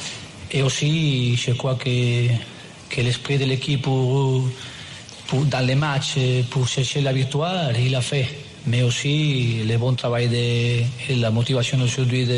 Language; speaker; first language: French; non-native, learner; Spanish